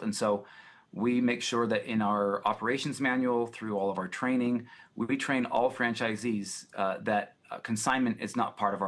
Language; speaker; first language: English; native; English